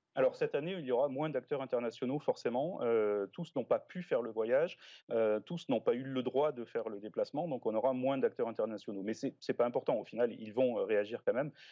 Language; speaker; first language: French; native; French